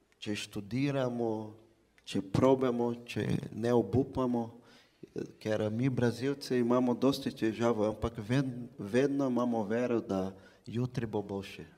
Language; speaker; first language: Slovenian; non-native, fluent; Portuguese